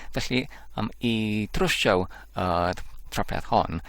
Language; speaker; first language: Welsh; non-native, learner; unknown